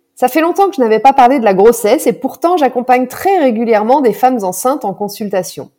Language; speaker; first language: French; native; French